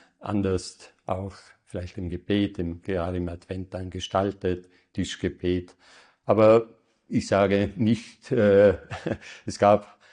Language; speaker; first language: German; native; German